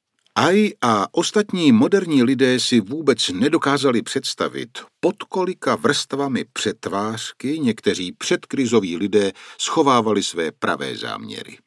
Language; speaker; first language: Czech; native; Czech